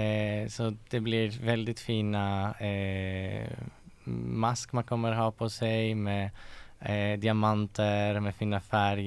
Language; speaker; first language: Swedish; non-native, fluent; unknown